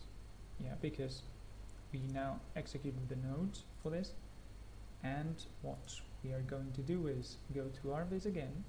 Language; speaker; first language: English; non-native, fluent; Spanish